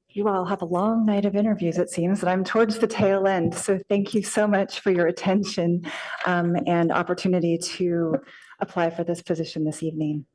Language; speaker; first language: English; native; English